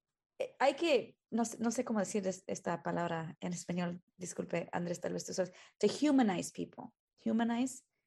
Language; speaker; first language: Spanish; early bilingual, heritage; Spanish